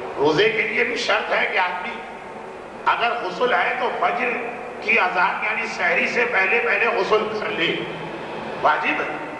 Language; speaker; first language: Urdu; native; Urdu